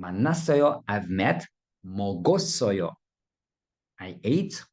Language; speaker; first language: Korean; non-native, fluent; Russian